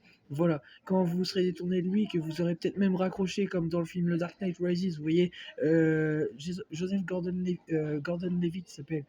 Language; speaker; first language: French; native; French